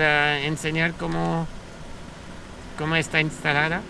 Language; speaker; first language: Spanish; non-native, fluent; French